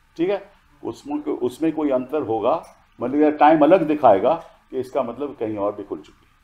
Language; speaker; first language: Hindi; native; Hindi